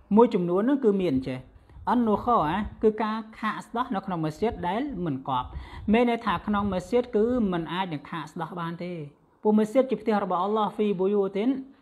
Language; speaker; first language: Khmer; non-native, local second language; Western Cham